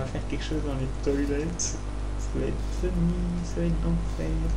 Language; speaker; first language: French; native; French